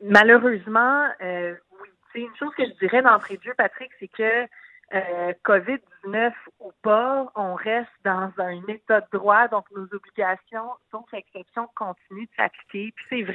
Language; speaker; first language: French; native; French